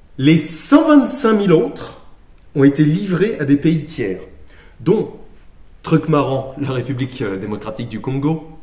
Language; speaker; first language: French; native; French